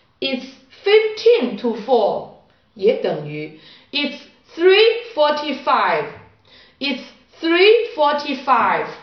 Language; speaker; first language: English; non-native, learner; Chinese